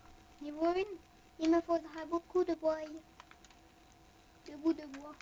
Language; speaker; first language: French; native; French